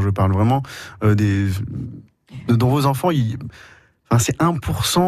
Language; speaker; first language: French; native; French